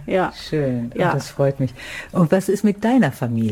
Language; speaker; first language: German; native; German